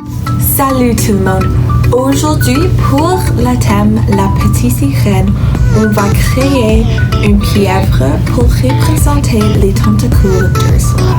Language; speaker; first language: French; non-native, learner; English